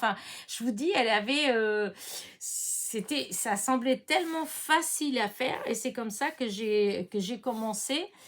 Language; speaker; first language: French; early bilingual, other home language; Portuguese